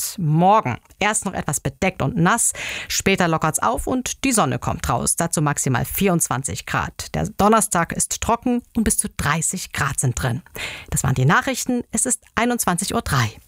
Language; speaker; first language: German; native; German